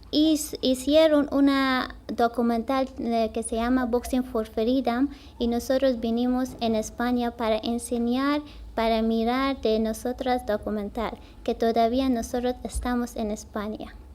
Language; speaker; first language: Spanish; non-native, learner; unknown